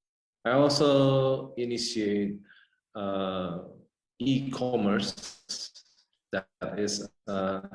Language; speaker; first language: English; non-native, fluent; Indonesian